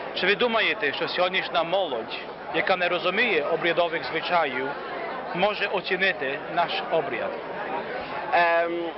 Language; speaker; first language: Ukrainian; early bilingual, heritage; Ukrainian